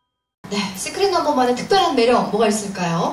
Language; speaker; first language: Korean; native; Korean